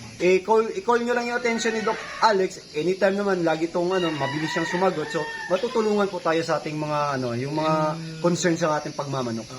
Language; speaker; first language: Filipino; native; Filipino